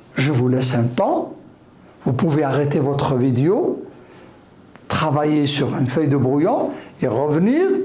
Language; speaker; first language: French; non-native, local second language; Arabic